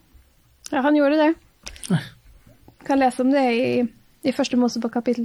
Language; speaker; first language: Norwegian; native; Norwegian